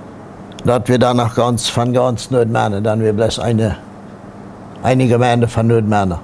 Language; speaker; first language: German; non-native, local second language; Plautdietsch